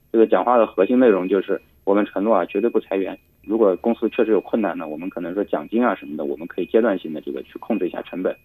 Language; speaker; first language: Chinese; native; Chinese